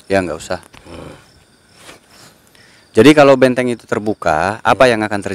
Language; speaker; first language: Indonesian; native; Indonesian